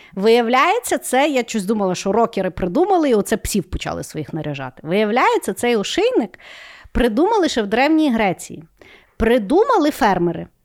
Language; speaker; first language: Ukrainian; non-native, local second language; Russian